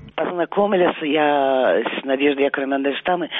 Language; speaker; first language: Russian; non-native, fluent; Italian